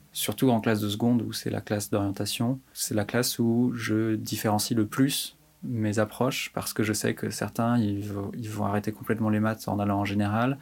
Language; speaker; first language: French; native; French